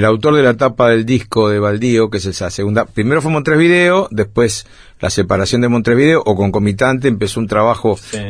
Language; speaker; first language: Spanish; native; Spanish